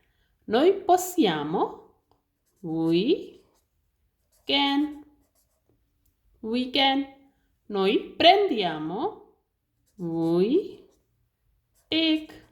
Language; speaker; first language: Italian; non-native, learner; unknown